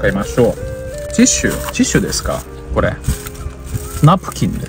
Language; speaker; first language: Japanese; non-native, learner; Russian